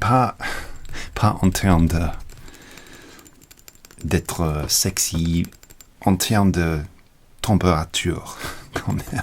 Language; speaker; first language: French; non-native, learner; English